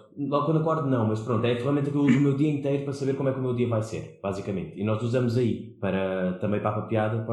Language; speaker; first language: Portuguese; non-native, local second language; Kabuverdianu